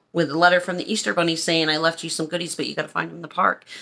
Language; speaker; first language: English; native; English